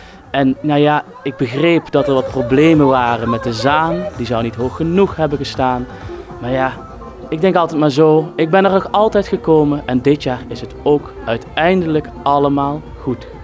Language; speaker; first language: Dutch; native; Dutch